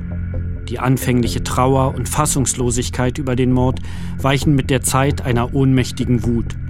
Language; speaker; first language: German; native; German